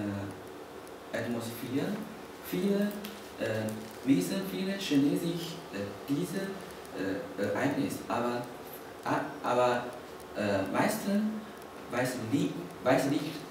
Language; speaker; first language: German; non-native, learner; Chinese